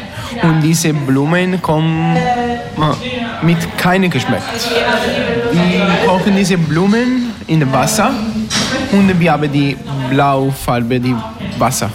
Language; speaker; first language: German; non-native, learner; Italian